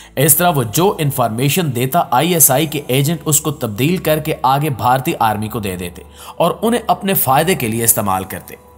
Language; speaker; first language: Urdu; native; Urdu